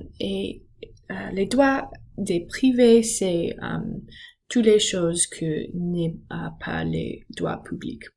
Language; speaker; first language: French; non-native, learner; English